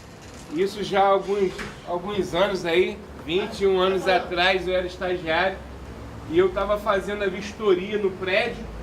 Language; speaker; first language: Portuguese; native; Portuguese